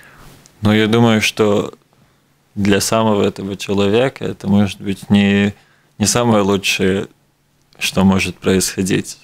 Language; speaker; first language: Russian; non-native, local second language; Latvian